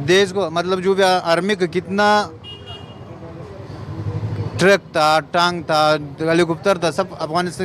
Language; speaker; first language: Hindi; non-native, learner; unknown